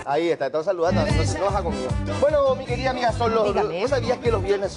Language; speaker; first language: Spanish; native; Spanish